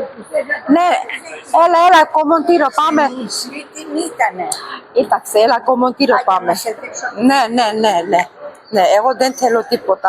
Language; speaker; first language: Greek; non-native, learner; Armenian